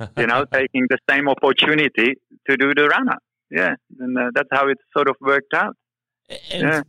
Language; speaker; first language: English; non-native, fluent; Czech